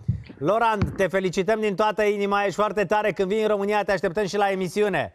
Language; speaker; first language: Romanian; native; Romanian